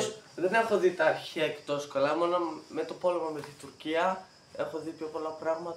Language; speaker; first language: Greek; early bilingual, heritage; Greek